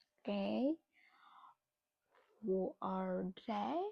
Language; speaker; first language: English; non-native, fluent; Indonesian